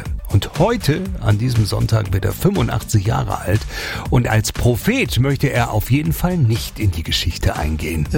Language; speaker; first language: German; native; German